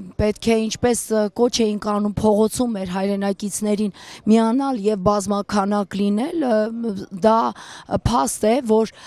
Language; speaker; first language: Armenian; native; Armenian